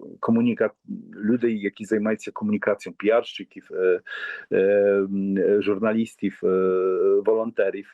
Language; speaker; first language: Polish; non-native, learner; Ukrainian